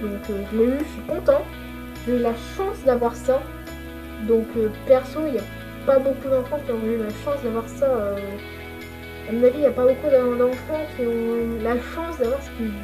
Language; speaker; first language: French; native; French